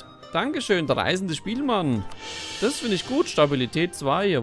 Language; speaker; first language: German; native; German